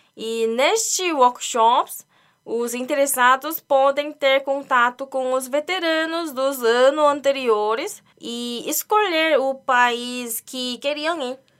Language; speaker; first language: Portuguese; non-native, fluent; Korean